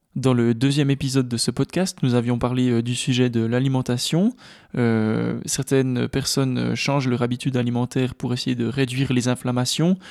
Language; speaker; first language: French; native; French